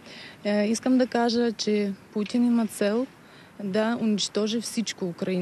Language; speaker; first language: Bulgarian; non-native, learner; Ukrainian